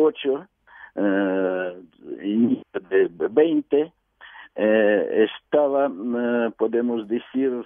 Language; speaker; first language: Spanish; non-native, fluent; Russian